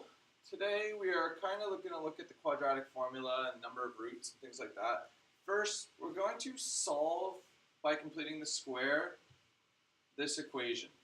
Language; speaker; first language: English; native; English